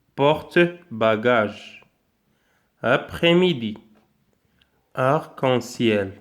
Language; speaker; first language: French; non-native, local second language; Arabic